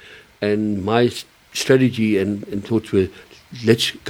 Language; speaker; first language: English; early bilingual, other home language; German